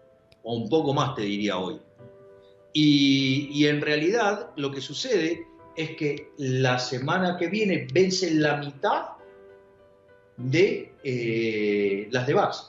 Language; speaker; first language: Spanish; native; Spanish